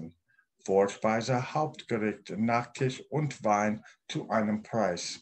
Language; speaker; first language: German; non-native, learner; English